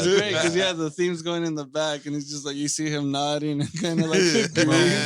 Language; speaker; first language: English; native; English